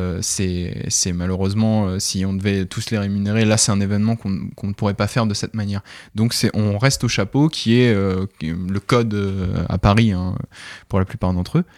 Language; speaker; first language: French; native; French